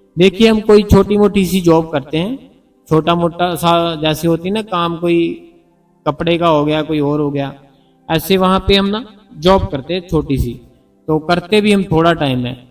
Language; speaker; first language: Hindi; non-native, local second language; Punjabi